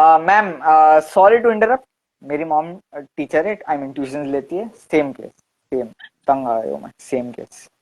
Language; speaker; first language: Hindi; non-native, local second language; Gujarati